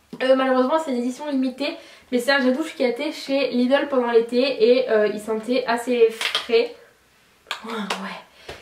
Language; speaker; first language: French; native; French